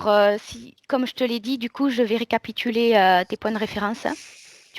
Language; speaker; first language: French; native; French